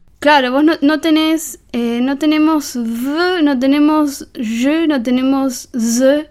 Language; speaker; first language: Spanish; native; Spanish